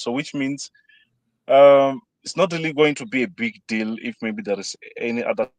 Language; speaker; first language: English; non-native, fluent; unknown